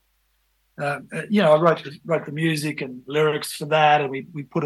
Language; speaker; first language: English; native; English